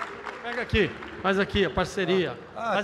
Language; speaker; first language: Portuguese; native; Portuguese